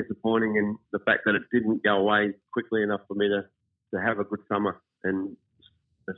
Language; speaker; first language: English; native; English